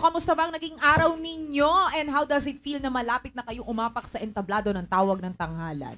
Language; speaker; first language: Filipino; native; Filipino